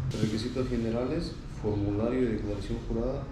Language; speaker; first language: Spanish; native; Spanish